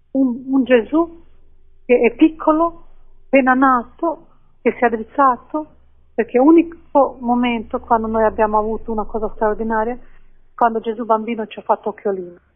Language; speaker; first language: Italian; non-native, fluent; Croatian